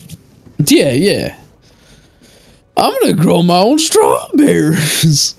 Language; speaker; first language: English; native; English